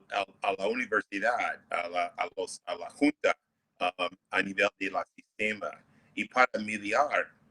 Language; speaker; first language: Spanish; non-native, fluent; English